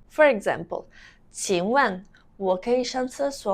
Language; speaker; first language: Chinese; non-native, fluent; Italian